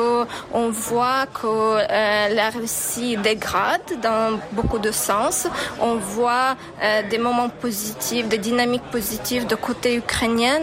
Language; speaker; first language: French; non-native, fluent; Ukrainian